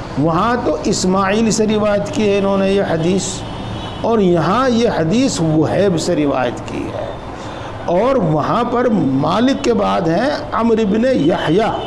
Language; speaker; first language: Urdu; native; Urdu